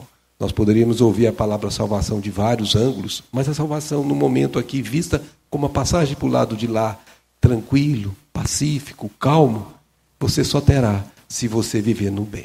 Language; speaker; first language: Portuguese; native; Portuguese